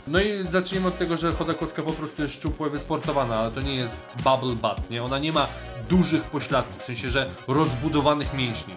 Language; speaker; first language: Polish; native; Polish